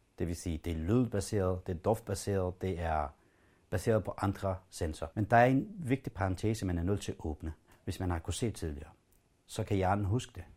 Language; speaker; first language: Danish; early bilingual, other home language; Kurdish